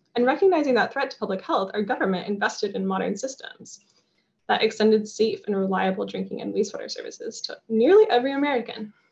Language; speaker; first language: English; native; English